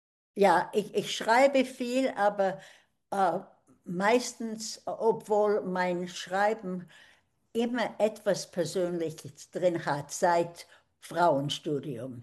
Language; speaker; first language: German; early bilingual, heritage; German